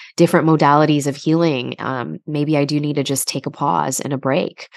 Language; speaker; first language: English; native; English